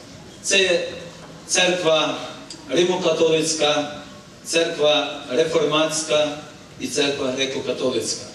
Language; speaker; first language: Ukrainian; native; Ukrainian